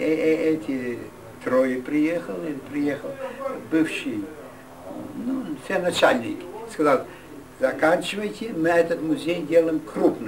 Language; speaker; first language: Russian; non-native, local second language; Yiddish